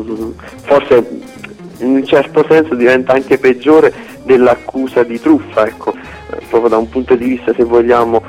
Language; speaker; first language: Italian; native; Italian